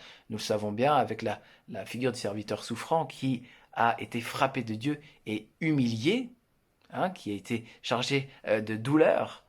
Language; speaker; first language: French; native; French